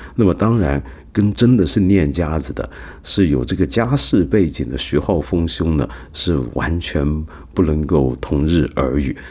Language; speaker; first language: Chinese; non-native, local second language; Cantonese